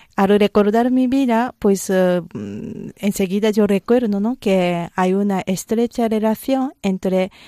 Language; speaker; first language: Spanish; non-native, fluent; Japanese